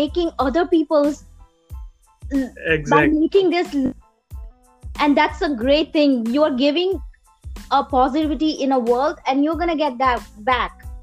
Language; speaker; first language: English; non-native, local second language; Gujarati